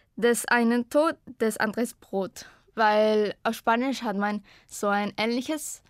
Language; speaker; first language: German; non-native, fluent; Spanish